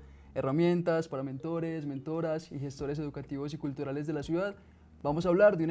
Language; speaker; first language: Spanish; native; Spanish